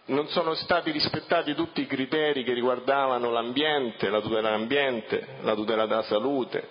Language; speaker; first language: Italian; native; Italian